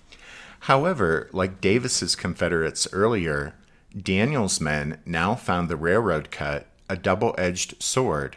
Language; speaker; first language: English; native; English